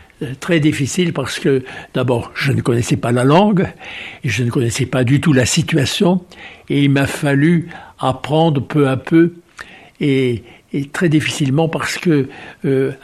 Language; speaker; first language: French; native; French